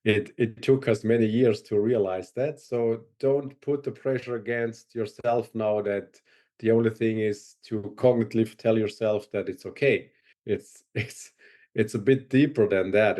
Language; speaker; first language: English; non-native, fluent; German